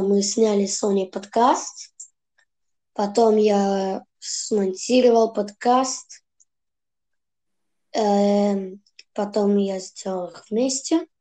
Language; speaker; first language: Russian; early bilingual, heritage; Russian